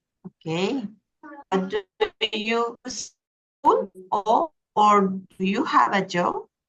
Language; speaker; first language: English; non-native, learner; Spanish